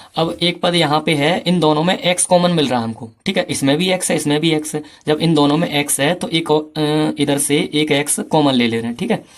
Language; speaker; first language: Hindi; native; Hindi